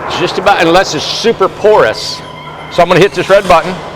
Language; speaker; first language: English; native; English